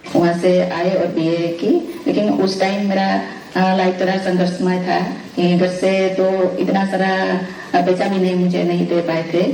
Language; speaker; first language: Hindi; non-native, local second language; Santali